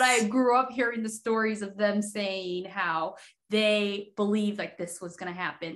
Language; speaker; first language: English; early bilingual, other home language; Haitian Creole